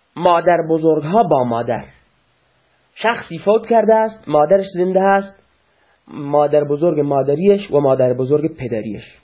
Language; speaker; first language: Persian; non-native, local second language; Baluchi